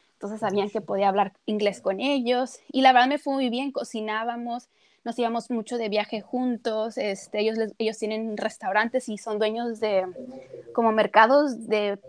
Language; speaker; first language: Spanish; native; Spanish